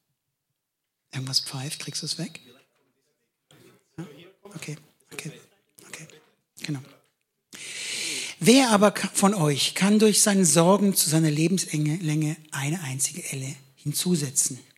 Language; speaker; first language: German; native; German